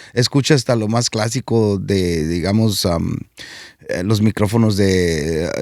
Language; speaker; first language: Spanish; early bilingual, heritage; Spanish